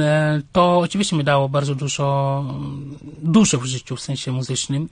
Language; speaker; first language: Polish; non-native, fluent; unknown